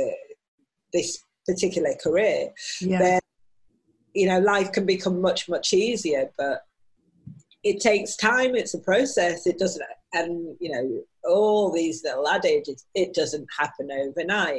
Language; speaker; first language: English; native; English